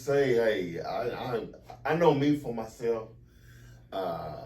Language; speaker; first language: English; native; English